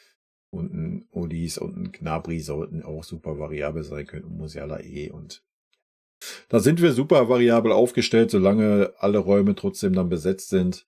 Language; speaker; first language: German; native; German